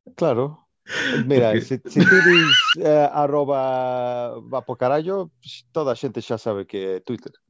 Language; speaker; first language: Galician; non-native, local second language; Spanish